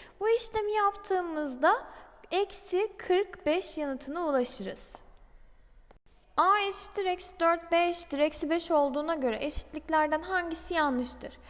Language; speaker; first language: Turkish; native; Turkish